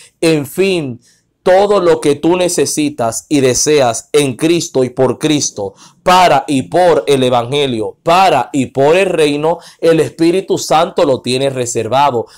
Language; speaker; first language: Spanish; non-native, fluent; Haitian Creole